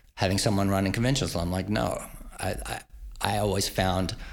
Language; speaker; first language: English; native; English